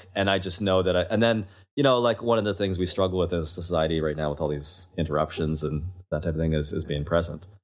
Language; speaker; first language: English; native; English